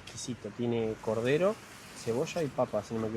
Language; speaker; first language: Spanish; native; Spanish